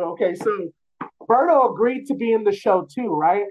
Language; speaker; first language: English; native; English